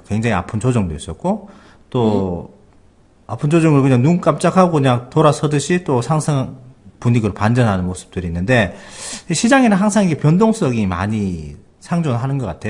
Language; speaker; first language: Korean; native; Korean